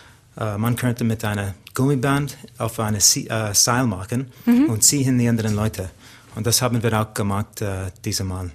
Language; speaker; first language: German; non-native, learner; English